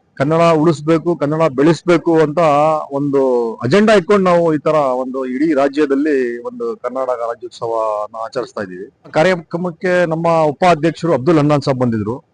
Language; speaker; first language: Kannada; non-native, local second language; Urdu